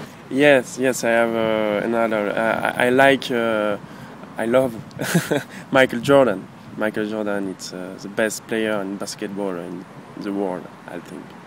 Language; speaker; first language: English; non-native, learner; French